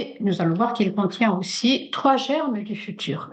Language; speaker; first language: French; native; French